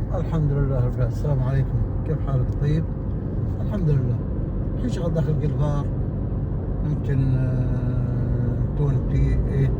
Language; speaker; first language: Arabic; non-native, learner; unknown